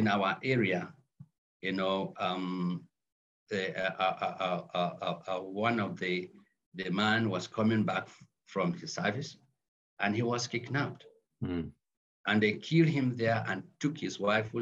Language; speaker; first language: English; non-native, local second language; Hausa